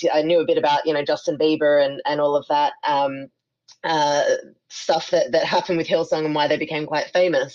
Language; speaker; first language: English; native; English